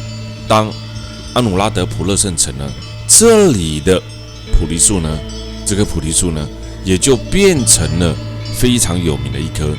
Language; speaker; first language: Chinese; native; Chinese